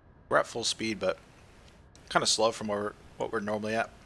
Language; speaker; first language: English; native; English